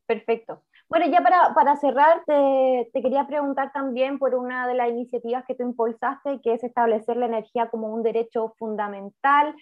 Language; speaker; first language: Spanish; native; Spanish